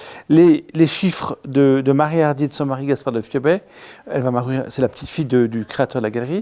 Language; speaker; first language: French; native; French